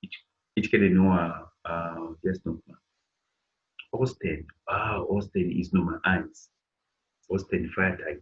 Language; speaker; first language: German; non-native, learner; English